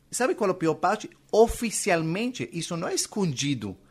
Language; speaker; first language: Portuguese; non-native, fluent; Hebrew